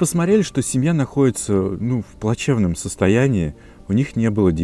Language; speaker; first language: Russian; native; Russian